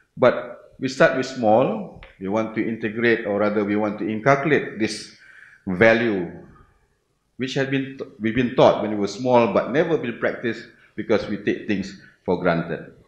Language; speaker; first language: English; non-native, local second language; Malay